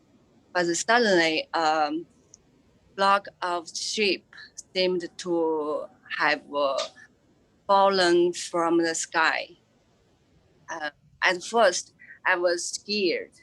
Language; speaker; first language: English; non-native, fluent; Chinese